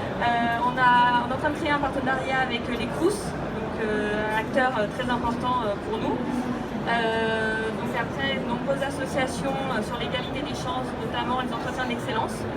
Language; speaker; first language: French; native; French